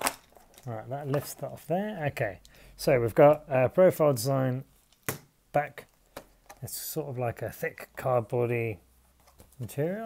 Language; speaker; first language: English; native; English